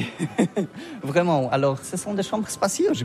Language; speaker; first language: French; non-native, learner; Polish